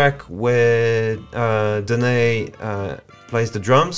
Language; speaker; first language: English; non-native, fluent; French